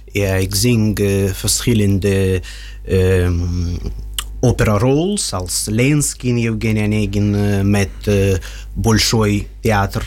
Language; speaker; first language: Dutch; non-native, learner; Russian